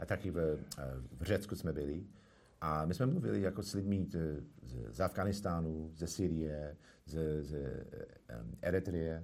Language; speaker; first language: Czech; non-native, fluent; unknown